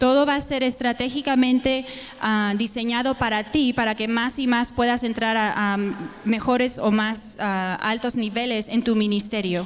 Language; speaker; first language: Spanish; native; Spanish